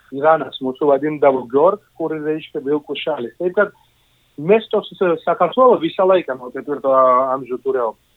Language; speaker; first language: Lithuanian; non-native, fluent; Georgian